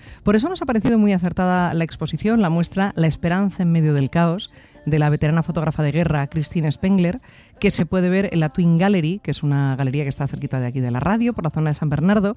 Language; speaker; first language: Spanish; native; Spanish